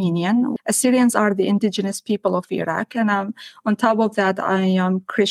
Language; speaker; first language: English; non-native, fluent; Arabic